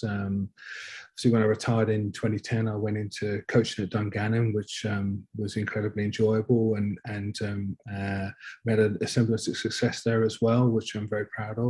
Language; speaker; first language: English; native; English